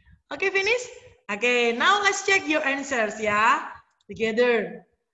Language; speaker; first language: English; non-native, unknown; Indonesian